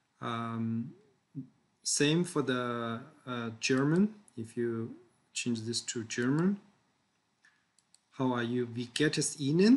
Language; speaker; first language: English; non-native, fluent; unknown